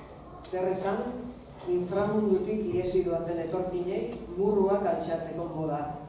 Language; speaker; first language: Basque; native; Basque